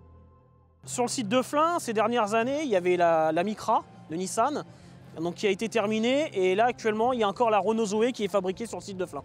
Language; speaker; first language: French; native; French